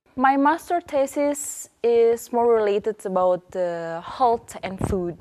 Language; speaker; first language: English; non-native, fluent; Indonesian